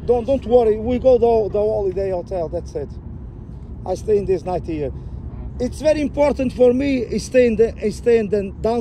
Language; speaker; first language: English; non-native, learner; Portuguese